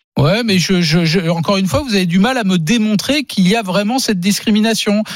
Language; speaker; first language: French; native; French